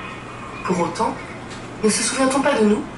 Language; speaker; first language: French; native; French